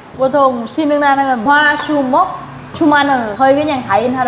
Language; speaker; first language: Korean; non-native, fluent; Vietnamese